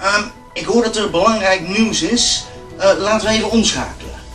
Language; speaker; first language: Dutch; native; Dutch